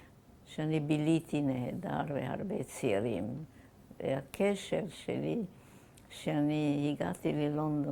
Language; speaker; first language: Hebrew; non-native, fluent; German